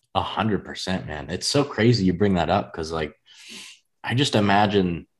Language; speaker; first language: English; native; English